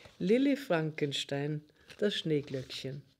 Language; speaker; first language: German; native; German